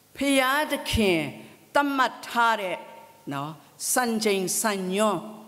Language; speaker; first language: Burmese; non-native, local second language; Kachin